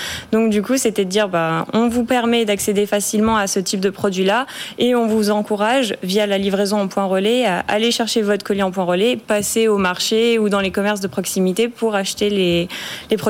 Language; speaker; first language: French; native; French